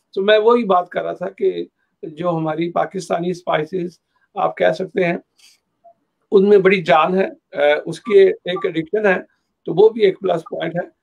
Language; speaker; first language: Urdu; native; Urdu